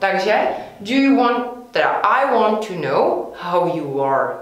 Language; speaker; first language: English; non-native, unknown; Czech